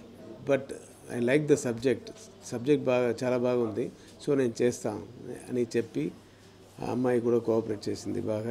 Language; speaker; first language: Telugu; non-native, learner; Tamil